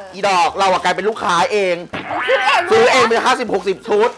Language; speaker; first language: Thai; native; Thai